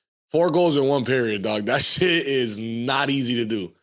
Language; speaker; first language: English; native; English